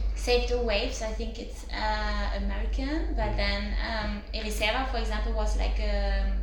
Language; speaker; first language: English; non-native, fluent; German